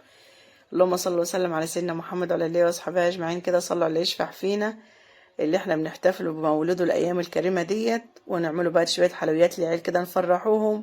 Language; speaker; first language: Arabic; native; Arabic